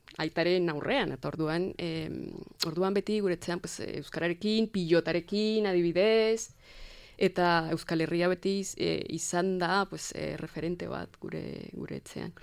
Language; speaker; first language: Basque; non-native, fluent; Spanish